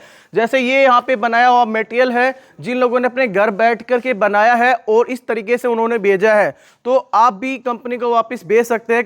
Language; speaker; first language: Hindi; native; Hindi